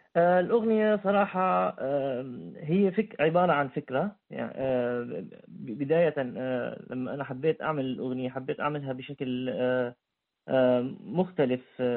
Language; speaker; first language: Arabic; native; Arabic